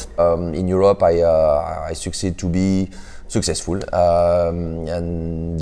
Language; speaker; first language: English; non-native, fluent; French